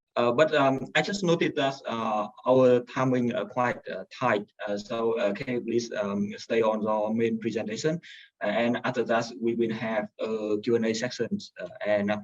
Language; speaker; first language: English; non-native, fluent; Vietnamese